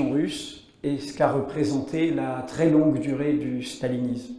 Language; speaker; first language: French; native; French